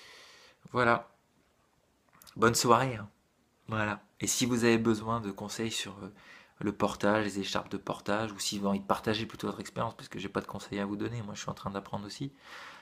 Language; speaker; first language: French; native; French